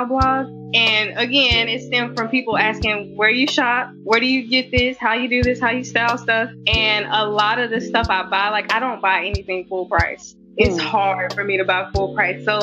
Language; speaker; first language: English; native; English